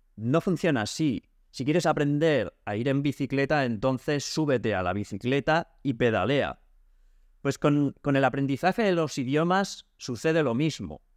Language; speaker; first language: Spanish; native; Spanish